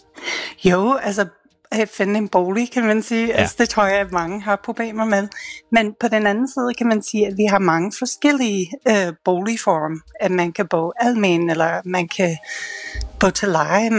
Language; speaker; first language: Danish; non-native, fluent; English